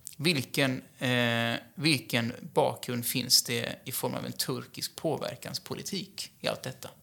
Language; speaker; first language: Swedish; native; Swedish